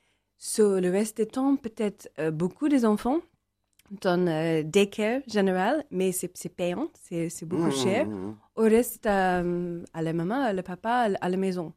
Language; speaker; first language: French; non-native, learner; English